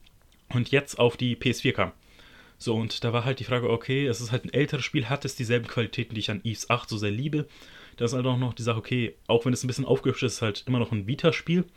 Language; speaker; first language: German; native; German